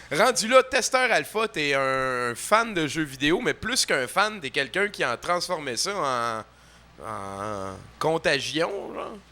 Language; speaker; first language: French; native; French